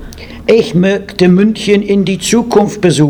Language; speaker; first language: German; non-native, learner; English